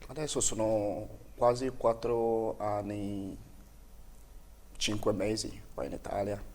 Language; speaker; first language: Italian; non-native, learner; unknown